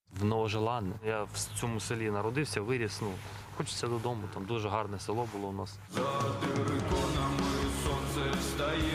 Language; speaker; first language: Ukrainian; native; Ukrainian